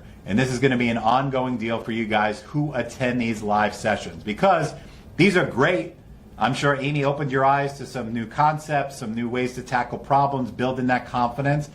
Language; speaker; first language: English; native; English